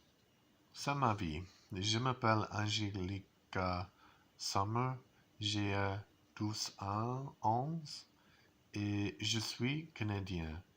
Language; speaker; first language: French; non-native, learner; English